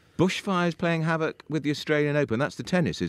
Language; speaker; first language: English; native; English